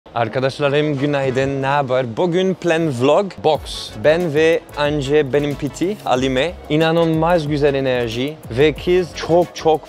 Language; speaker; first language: Turkish; non-native, learner; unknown